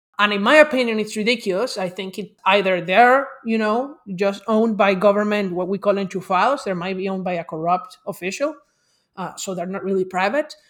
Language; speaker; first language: English; non-native, fluent; Spanish